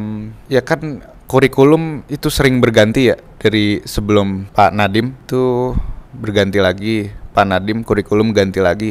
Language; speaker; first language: Indonesian; native; Indonesian